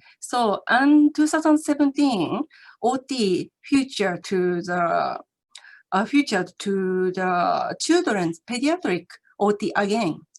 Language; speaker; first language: English; non-native, learner; Japanese